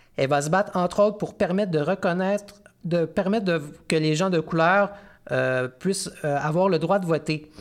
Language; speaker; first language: French; native; French